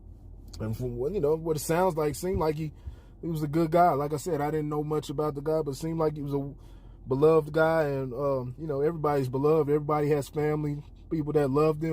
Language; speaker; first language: English; native; English